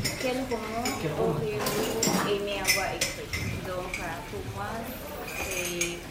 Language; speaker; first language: French; non-native, learner; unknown